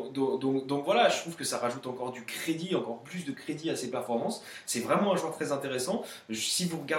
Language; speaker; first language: French; native; French